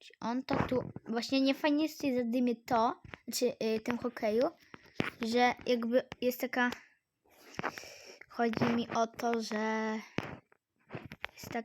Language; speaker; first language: Polish; native; Polish